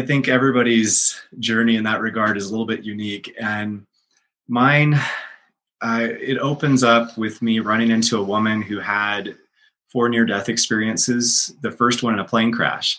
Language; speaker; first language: English; native; English